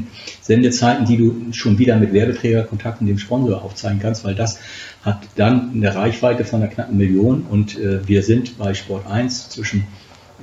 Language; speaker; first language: German; native; German